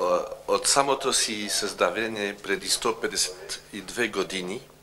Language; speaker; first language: Bulgarian; non-native, learner; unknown